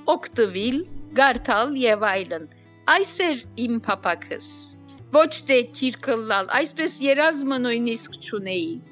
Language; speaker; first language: Armenian; native; Armenian